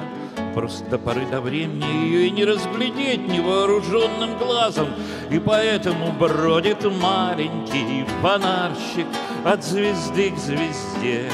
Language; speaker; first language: Russian; native; Russian